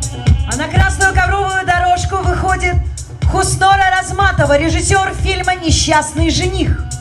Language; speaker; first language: Russian; native; Russian